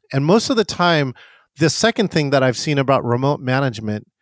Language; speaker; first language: English; native; English